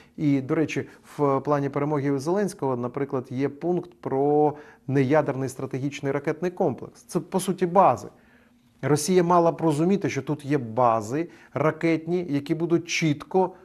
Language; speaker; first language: Ukrainian; native; Ukrainian